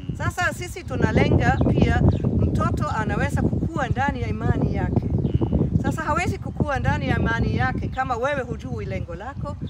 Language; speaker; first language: Swahili; non-native, fluent; German